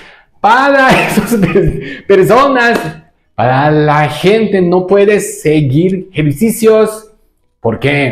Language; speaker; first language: Spanish; non-native, learner; Japanese